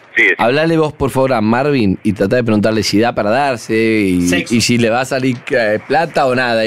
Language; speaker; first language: Spanish; native; Spanish